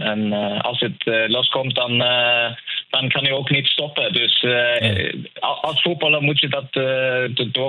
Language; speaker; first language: Dutch; non-native, fluent; Norwegian